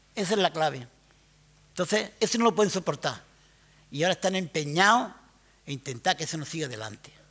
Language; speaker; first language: Spanish; native; Spanish